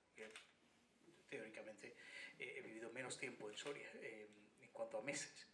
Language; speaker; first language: Spanish; non-native, fluent; Bangla